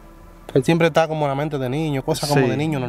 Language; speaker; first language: Spanish; native; Spanish